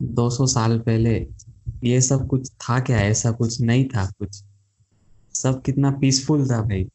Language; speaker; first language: Hindi; non-native, local second language; Marathi